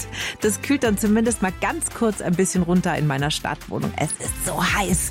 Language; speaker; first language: German; native; German